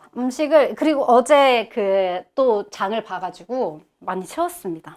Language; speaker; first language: Korean; non-native, fluent; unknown